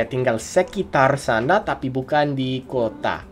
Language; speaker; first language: Indonesian; non-native, fluent; English